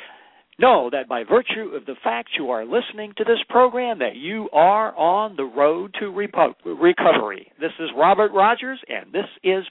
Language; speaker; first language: English; native; English